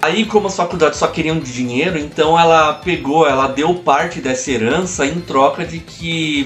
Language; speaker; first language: Portuguese; native; Portuguese